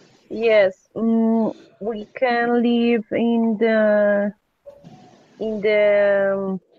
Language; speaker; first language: English; non-native, learner; Spanish